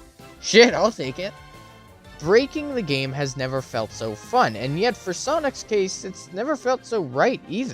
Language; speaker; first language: English; native; English